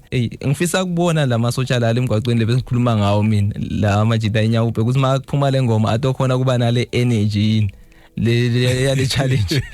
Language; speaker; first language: Zulu; native; Zulu